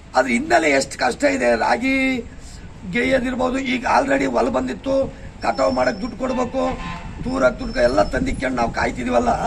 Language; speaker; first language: Kannada; native; Kannada